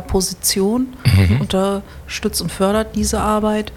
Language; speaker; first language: German; native; German